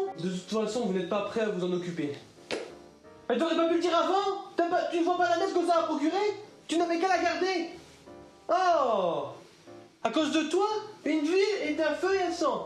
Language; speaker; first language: French; native; French